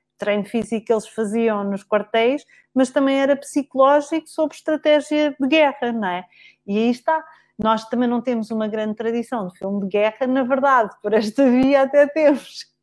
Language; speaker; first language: Portuguese; native; Portuguese